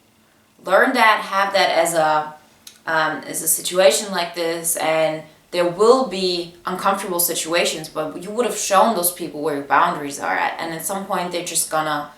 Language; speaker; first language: English; non-native, fluent; Bulgarian